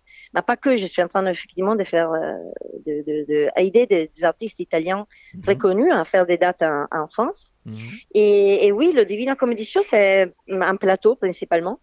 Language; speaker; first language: French; non-native, fluent; Italian